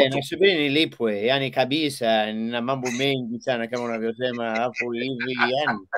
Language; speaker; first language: Swahili; non-native, fluent; English